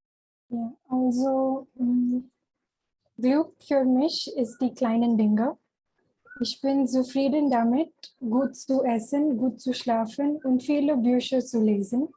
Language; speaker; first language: German; non-native, learner; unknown